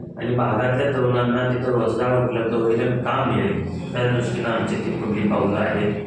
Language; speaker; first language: Marathi; native; Marathi